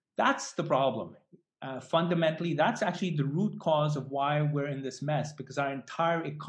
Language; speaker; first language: English; non-native, local second language; Hindi